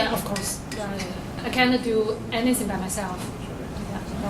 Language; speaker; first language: English; non-native, learner; Chinese